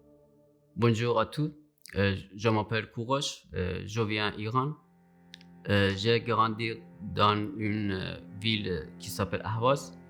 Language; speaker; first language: French; non-native, learner; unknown